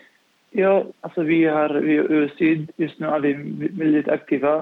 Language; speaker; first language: Swedish; non-native, fluent; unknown